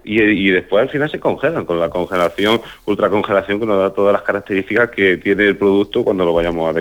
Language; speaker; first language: Spanish; native; Spanish